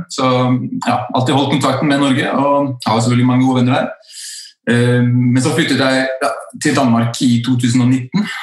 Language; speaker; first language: Norwegian; early bilingual, other home language; Icelandic